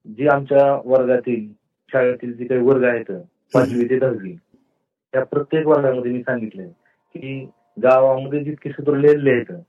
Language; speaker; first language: Marathi; native; Marathi